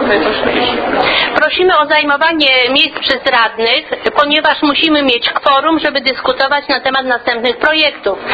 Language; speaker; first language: Polish; native; Polish